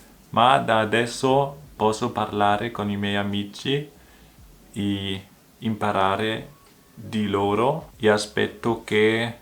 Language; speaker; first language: Italian; non-native, learner; German